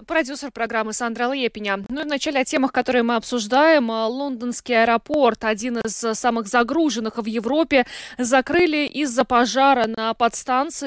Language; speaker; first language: Russian; native; Russian